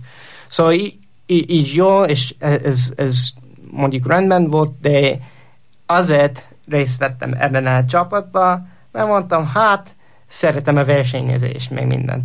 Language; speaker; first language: Hungarian; non-native, fluent; English